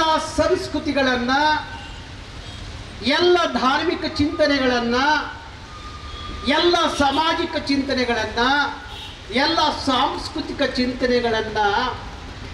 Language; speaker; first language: Kannada; native; Kannada